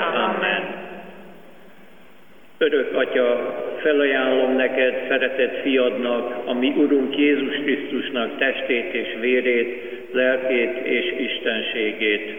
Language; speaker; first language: Hungarian; native; Hungarian